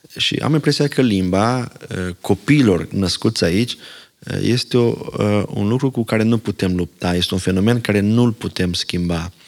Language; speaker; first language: Romanian; non-native, local second language; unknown